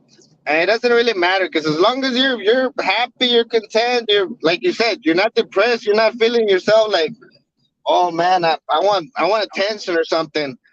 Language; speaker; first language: English; early bilingual, other home language; Spanish